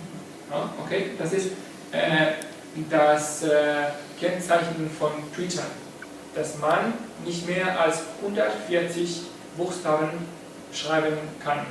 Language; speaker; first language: German; non-native, fluent; Spanish